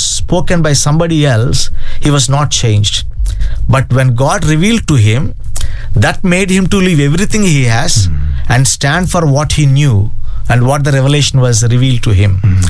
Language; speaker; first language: English; non-native, local second language; Telugu